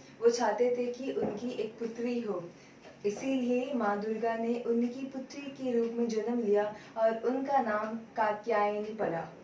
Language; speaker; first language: Hindi; non-native, local second language; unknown